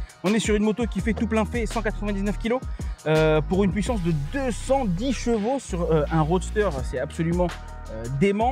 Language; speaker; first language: French; native; French